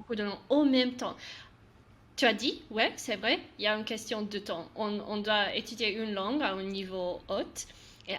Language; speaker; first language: French; non-native, learner; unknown